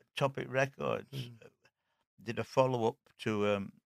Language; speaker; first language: English; native; English